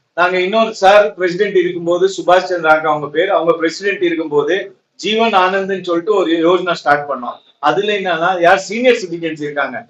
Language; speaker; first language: Tamil; non-native, local second language; Marwari